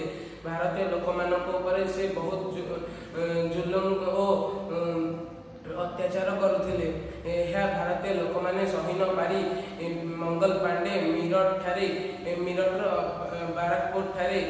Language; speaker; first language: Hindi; non-native, local second language; Odia